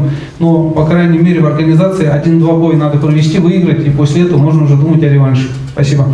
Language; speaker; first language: Russian; native; Russian